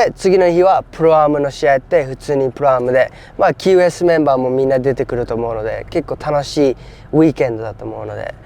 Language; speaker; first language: Japanese; early bilingual, other home language; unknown